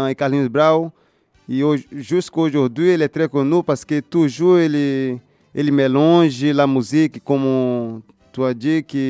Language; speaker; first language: French; non-native, learner; Portuguese